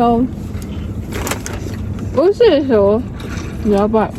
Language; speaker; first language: Japanese; non-native, fluent; Filipino